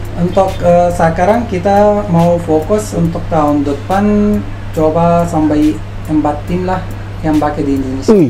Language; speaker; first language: Indonesian; non-native, fluent; Arabic